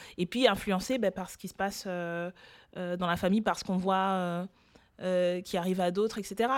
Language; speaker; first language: French; early bilingual, other home language; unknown